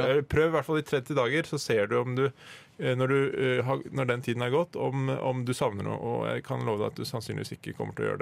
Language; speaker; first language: Norwegian; native; Norwegian